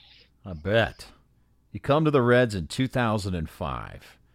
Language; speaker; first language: English; native; English